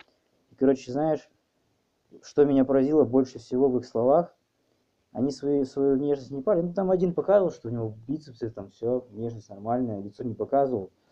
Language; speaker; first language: Russian; native; Russian